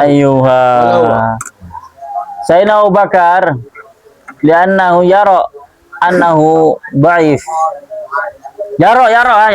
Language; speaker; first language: Arabic; non-native, fluent; Indonesian